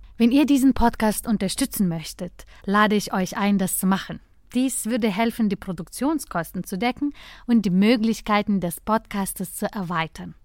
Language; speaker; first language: German; non-native, fluent; Lithuanian